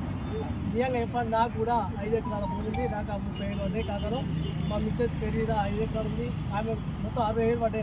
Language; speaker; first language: Telugu; native; Telugu